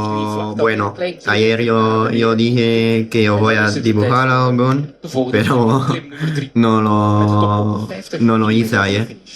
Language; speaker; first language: Spanish; non-native, learner; Dutch